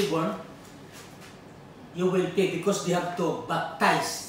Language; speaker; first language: English; non-native, learner; Filipino